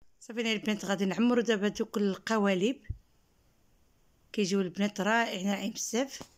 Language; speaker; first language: Arabic; native; Arabic